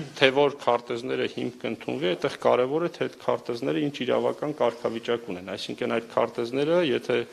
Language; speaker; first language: Armenian; native; Armenian